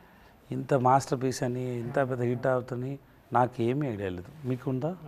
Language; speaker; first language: Telugu; non-native, learner; Tamil